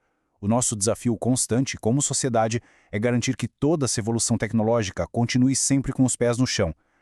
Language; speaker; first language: Portuguese; native; Portuguese